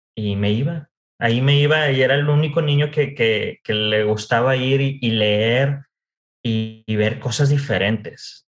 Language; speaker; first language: Spanish; native; Spanish